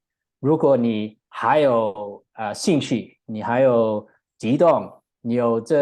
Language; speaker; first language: Chinese; non-native, learner; English